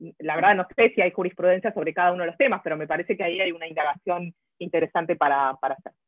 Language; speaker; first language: Spanish; native; Spanish